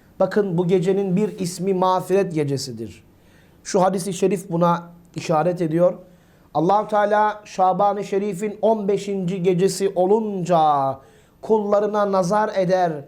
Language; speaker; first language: Turkish; native; Turkish